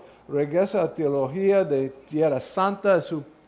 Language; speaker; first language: Spanish; non-native, learner; English